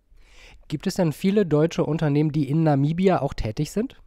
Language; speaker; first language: German; native; German